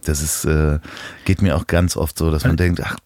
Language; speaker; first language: German; native; German